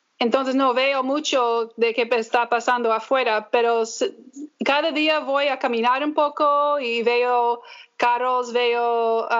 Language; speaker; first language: Spanish; early bilingual, heritage; English